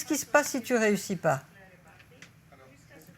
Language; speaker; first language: French; native; French